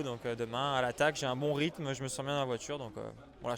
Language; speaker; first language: French; native; French